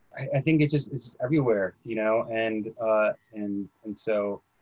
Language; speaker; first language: English; native; English